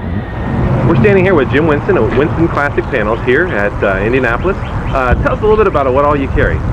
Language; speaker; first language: English; native; English